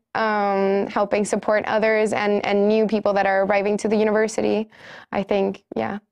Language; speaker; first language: English; non-native, fluent; Spanish